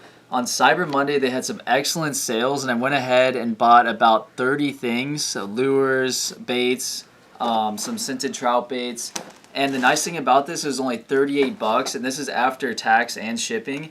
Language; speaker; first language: English; native; English